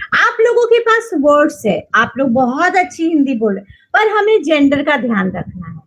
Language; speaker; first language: Hindi; native; Hindi